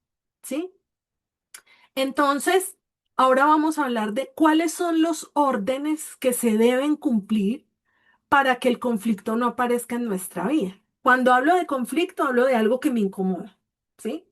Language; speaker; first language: Spanish; native; Spanish